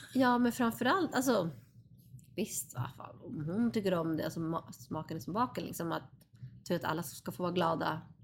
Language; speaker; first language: Swedish; native; Swedish